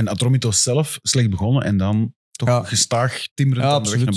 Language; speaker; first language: Dutch; native; Dutch